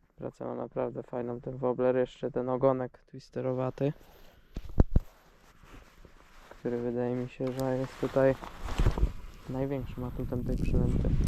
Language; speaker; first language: Polish; native; Polish